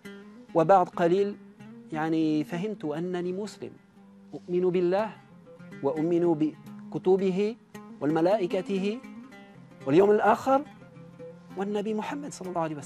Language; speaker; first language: Arabic; non-native, fluent; French